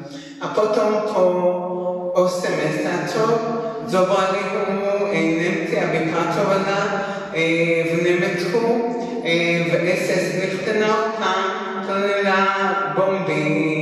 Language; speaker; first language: Slovak; early bilingual, heritage; Slovak